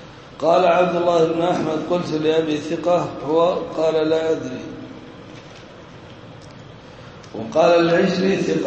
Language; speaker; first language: Arabic; native; Arabic